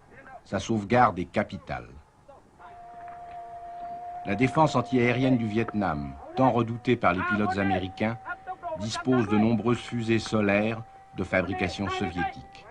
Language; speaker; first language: French; native; French